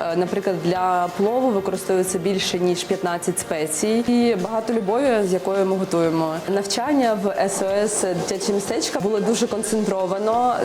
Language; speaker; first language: Ukrainian; early bilingual, other home language; Uzbek